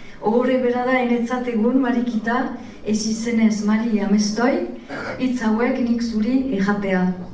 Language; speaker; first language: Basque; native; Basque